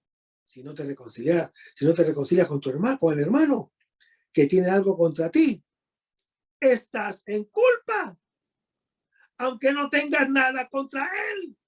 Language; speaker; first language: Spanish; native; Spanish